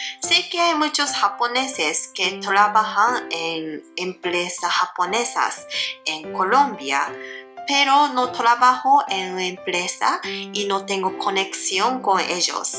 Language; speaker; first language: Spanish; non-native, learner; Japanese